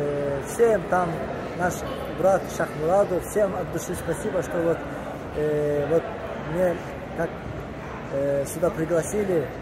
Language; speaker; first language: Russian; non-native, learner; Azerbaijani